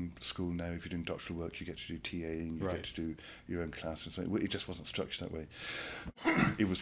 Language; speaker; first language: English; native; English